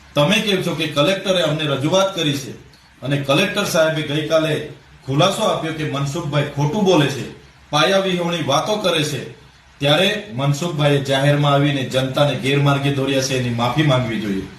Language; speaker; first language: Gujarati; non-native, local second language; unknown